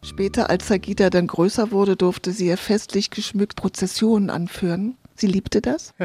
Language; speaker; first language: German; native; German